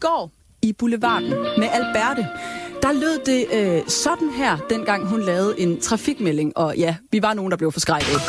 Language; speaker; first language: Danish; native; Danish